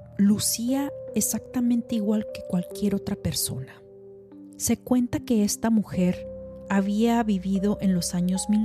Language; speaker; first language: Spanish; native; Spanish